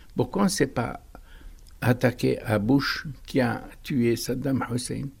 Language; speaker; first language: French; non-native, local second language; Arabic